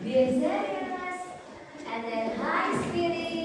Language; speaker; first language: English; non-native, learner; Indonesian